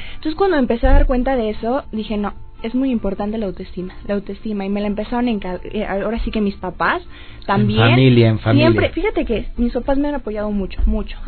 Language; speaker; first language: Spanish; native; Spanish